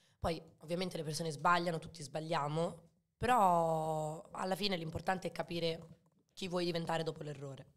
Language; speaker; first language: Italian; early bilingual, other home language; Arabic